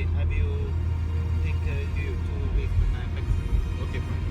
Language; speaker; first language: English; non-native, learner; Chinese